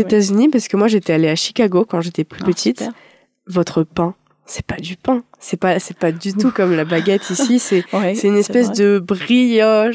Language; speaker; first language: French; native; French